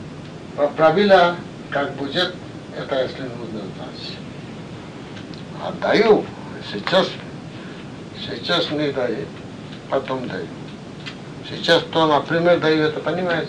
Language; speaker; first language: Russian; non-native, learner; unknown